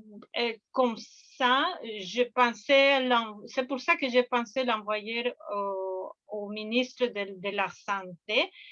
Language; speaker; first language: French; non-native, fluent; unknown